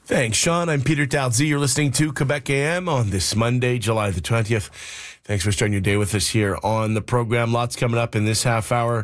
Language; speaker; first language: English; native; English